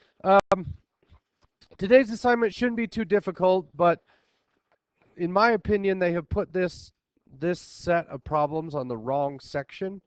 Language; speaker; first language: English; native; English